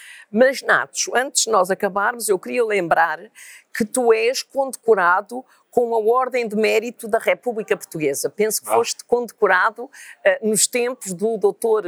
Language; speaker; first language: Portuguese; native; Portuguese